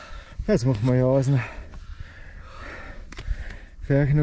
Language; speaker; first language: German; native; German